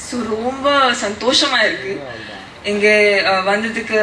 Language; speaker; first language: Tamil; non-native, fluent; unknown